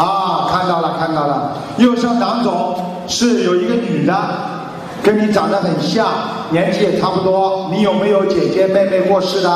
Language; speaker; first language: Chinese; native; Chinese